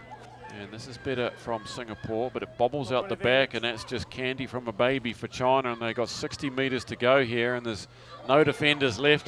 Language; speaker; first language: English; native; English